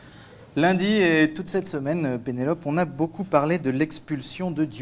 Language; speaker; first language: French; native; French